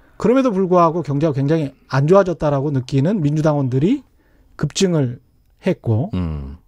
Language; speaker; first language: Korean; native; Korean